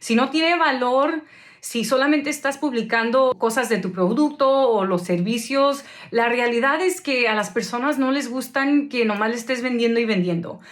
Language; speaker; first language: Spanish; early bilingual, heritage; Spanish